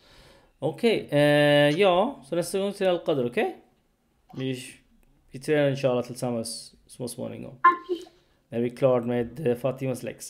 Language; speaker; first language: Swedish; non-native, fluent; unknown